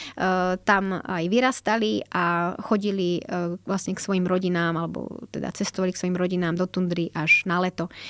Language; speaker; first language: Slovak; native; Slovak